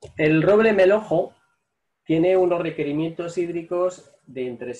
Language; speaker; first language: Spanish; native; Spanish